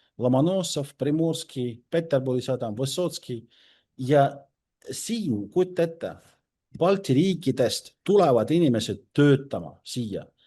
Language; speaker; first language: Estonian; non-native, local second language; Russian